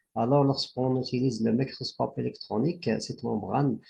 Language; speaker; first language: French; non-native, local second language; Arabic